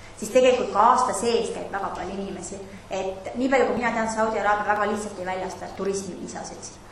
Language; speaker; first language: Estonian; non-native, fluent; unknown